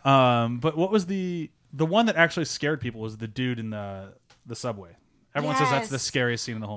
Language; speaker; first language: English; native; English